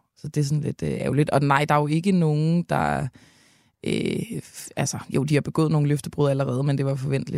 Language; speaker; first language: Danish; native; Danish